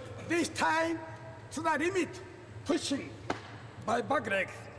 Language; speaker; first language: English; non-native, learner; Japanese